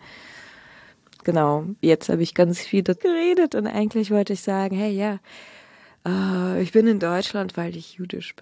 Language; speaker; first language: German; early bilingual, other home language; Russian